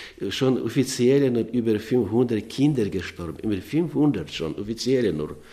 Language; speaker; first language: German; non-native, learner; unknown